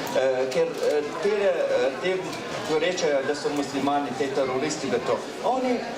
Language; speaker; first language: Slovenian; non-native, local second language; Arabic